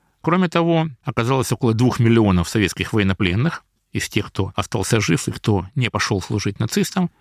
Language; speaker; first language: Russian; native; Russian